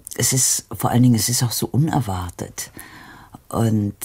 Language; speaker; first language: German; native; German